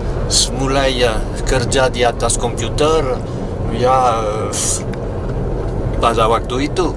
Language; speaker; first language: Indonesian; non-native, fluent; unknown